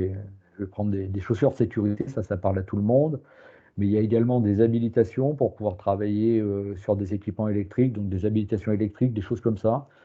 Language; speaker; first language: French; native; French